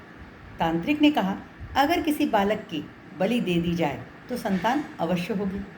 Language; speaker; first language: Hindi; native; Hindi